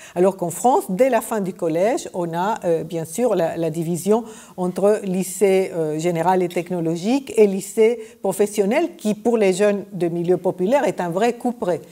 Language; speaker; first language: French; non-native, fluent; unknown